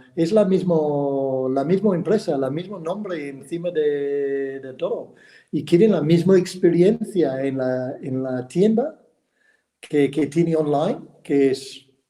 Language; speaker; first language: Spanish; non-native, fluent; English